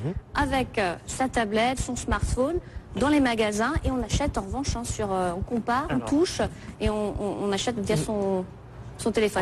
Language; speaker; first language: French; native; French